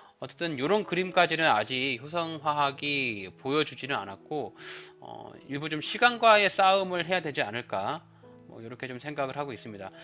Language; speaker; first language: Korean; native; Korean